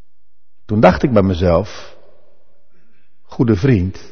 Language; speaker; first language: Dutch; native; Dutch